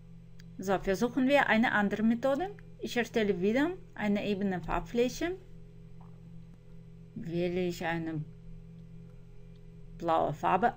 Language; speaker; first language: German; non-native, fluent; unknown